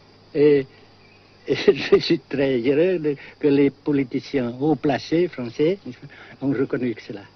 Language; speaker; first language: French; non-native, fluent; Vietnamese